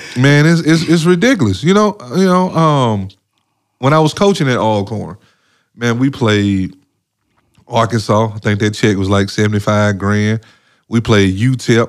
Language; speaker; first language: English; native; English